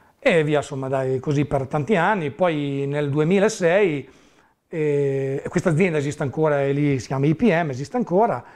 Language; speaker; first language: Italian; native; Italian